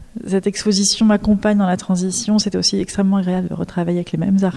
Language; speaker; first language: French; native; French